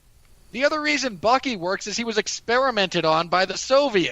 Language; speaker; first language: English; native; English